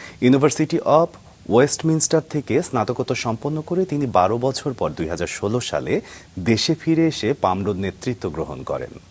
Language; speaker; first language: Bangla; native; Bangla